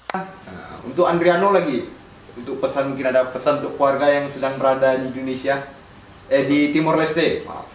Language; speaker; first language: Indonesian; native; Indonesian